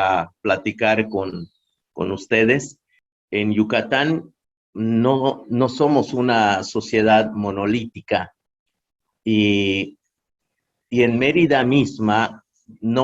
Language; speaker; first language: Spanish; non-native, local second language; Yucateco